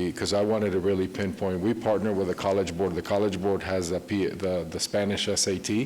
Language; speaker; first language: English; early bilingual, other home language; Spanish